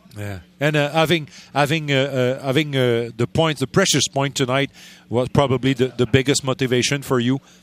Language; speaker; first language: English; non-native, fluent; French